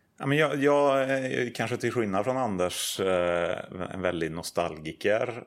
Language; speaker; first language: Swedish; native; Swedish